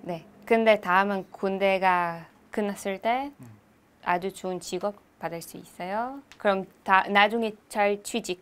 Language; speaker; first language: Korean; non-native, learner; Hebrew